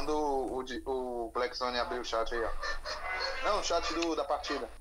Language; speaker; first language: Portuguese; native; Portuguese